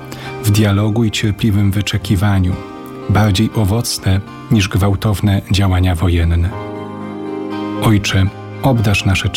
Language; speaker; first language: Polish; native; Polish